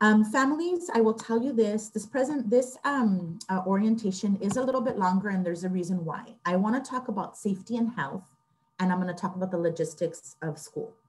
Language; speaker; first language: English; early bilingual, other home language; Spanish